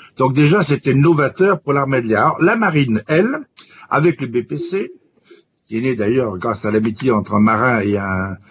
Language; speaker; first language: French; native; French